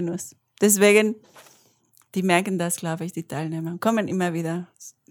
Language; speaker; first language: German; non-native, learner; Spanish